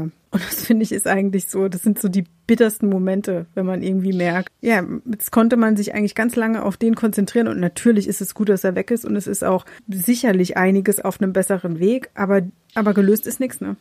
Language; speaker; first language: German; native; German